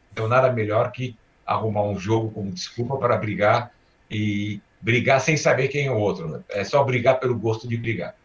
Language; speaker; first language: Portuguese; early bilingual, other home language; Armenian